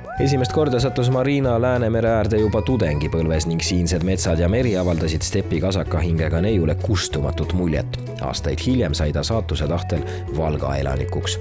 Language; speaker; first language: Estonian; native; Estonian